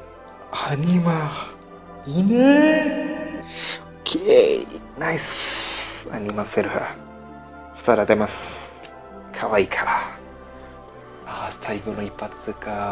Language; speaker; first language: Japanese; non-native, learner; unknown